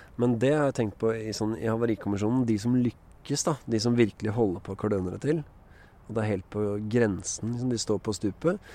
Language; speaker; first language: Norwegian; native; Norwegian